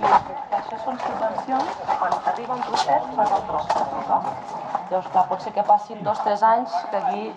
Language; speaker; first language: Catalan; native; Catalan